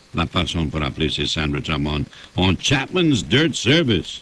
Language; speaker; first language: French; native; French